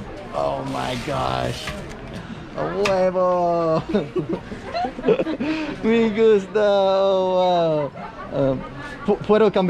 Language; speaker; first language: Spanish; non-native, learner; English